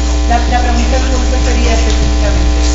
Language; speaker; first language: Spanish; native; Spanish